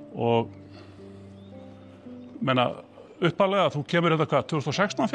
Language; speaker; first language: Icelandic; native; Icelandic